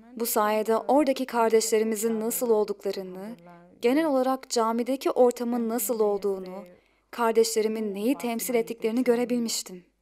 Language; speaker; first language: Turkish; non-native, fluent; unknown